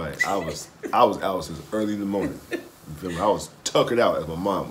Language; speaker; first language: English; native; English